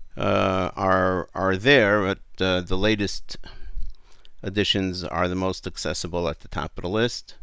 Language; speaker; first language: English; native; English